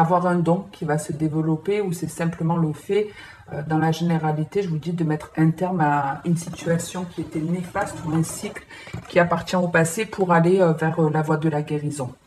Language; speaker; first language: French; native; French